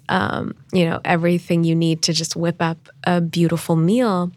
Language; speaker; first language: English; non-native, local second language; Urdu